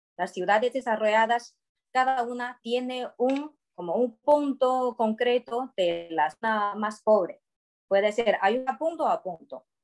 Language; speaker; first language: Spanish; non-native, fluent; Chinese